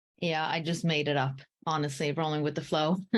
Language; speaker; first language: English; early bilingual, heritage; English